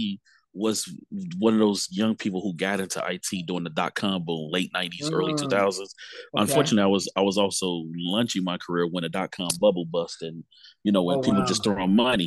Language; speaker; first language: English; native; English